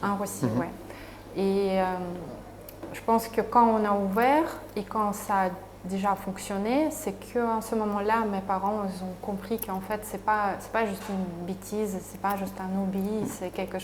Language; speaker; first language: French; non-native, fluent; Russian